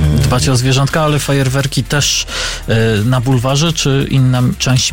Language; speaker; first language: Polish; native; Polish